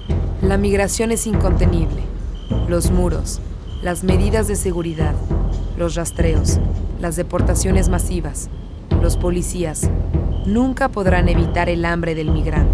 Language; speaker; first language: Spanish; native; Spanish